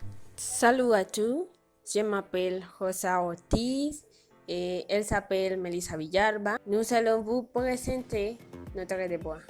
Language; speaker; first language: French; non-native, learner; Spanish